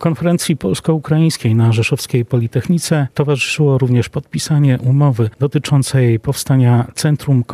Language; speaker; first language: Polish; native; Polish